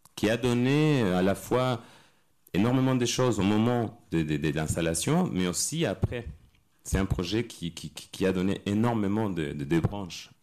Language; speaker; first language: French; non-native, fluent; Spanish